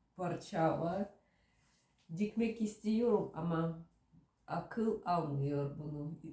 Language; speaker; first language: Turkish; early bilingual, heritage; Ukrainian